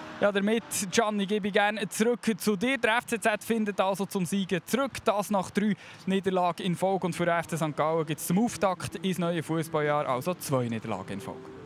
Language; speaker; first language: German; native; German